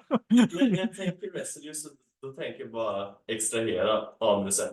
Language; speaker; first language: Swedish; native; Swedish